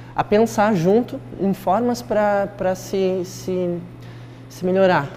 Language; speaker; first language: Portuguese; native; Portuguese